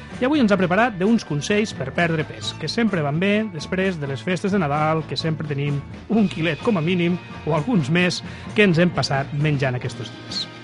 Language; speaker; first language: Catalan; native; Catalan